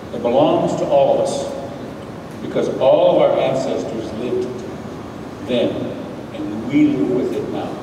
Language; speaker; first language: English; native; English